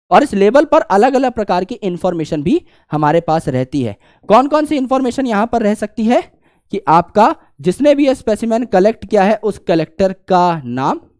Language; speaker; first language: Hindi; native; Hindi